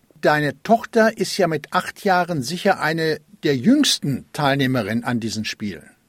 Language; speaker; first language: German; native; German